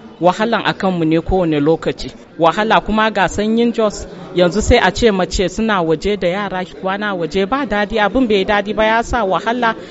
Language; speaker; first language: Hausa; non-native, local second language; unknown